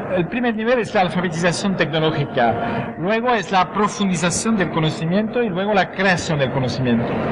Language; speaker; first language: Spanish; non-native, fluent; French